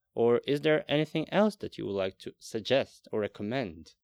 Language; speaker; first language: English; non-native, fluent; Latvian